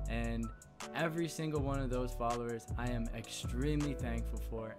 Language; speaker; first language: English; native; English